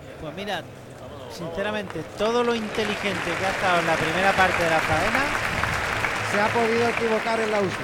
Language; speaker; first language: Spanish; native; Spanish